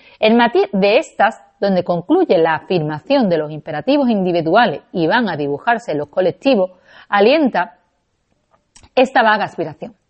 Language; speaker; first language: Spanish; native; Spanish